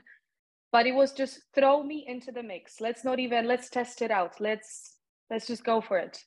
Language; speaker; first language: English; non-native, fluent; Polish